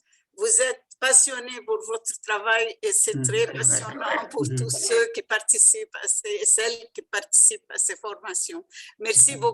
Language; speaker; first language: French; non-native, local second language; Arabic